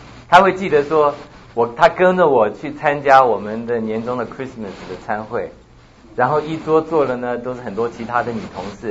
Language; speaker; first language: Chinese; native; Chinese